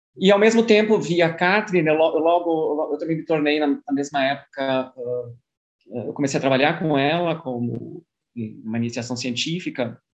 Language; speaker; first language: Portuguese; early bilingual, other home language; German